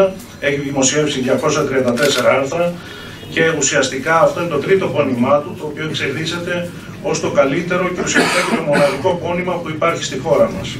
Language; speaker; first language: Greek; native; Greek